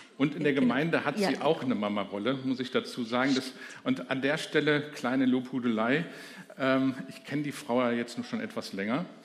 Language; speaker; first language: German; native; German